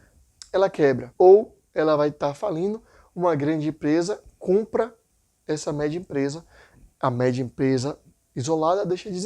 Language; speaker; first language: Portuguese; native; Portuguese